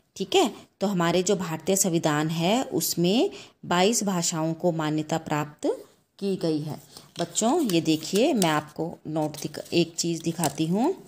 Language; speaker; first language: Hindi; native; Hindi